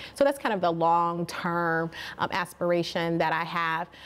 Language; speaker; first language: English; native; English